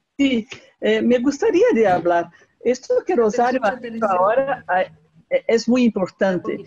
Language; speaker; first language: Spanish; non-native, fluent; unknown